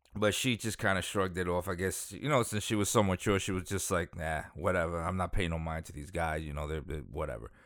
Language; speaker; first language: English; native; English